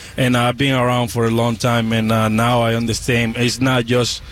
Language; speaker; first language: English; non-native, learner; Spanish